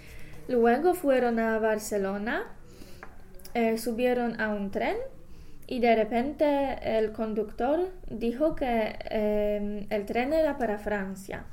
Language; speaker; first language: Spanish; non-native, fluent; English